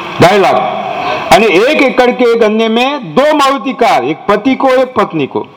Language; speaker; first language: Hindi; non-native, local second language; Marathi